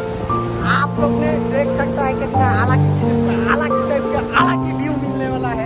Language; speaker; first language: Hindi; non-native, local second language; Assamese